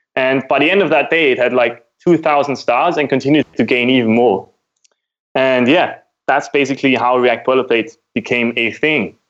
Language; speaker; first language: English; non-native, fluent; German